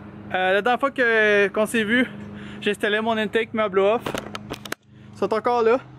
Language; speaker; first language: French; native; French